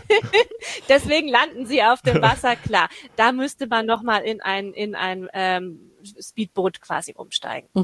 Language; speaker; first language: German; native; German